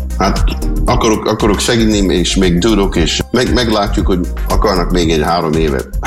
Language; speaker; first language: Hungarian; early bilingual, heritage; Hungarian